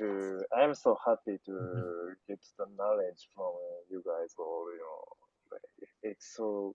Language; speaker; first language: English; non-native, learner; Japanese